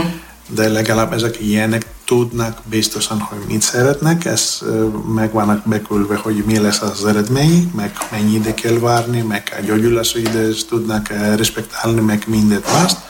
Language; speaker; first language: Hungarian; non-native, learner; Greek